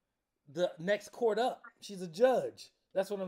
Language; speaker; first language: English; native; English